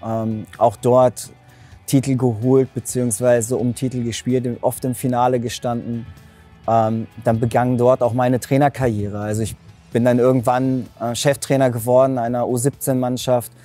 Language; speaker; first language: German; native; German